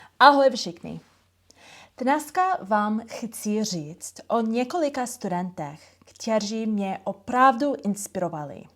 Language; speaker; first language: Czech; non-native, fluent; English